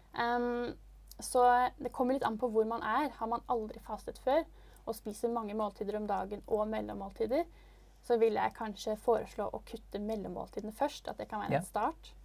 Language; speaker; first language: Norwegian; native; Norwegian